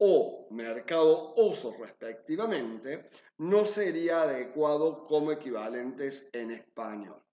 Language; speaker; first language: Spanish; native; Spanish